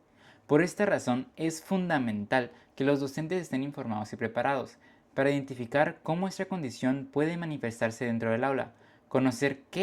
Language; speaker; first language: Spanish; native; Spanish